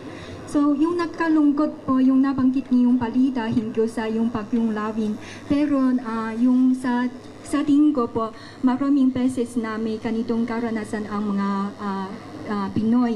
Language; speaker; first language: Filipino; non-native, learner; Chinese